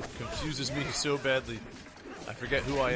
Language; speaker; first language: English; native; English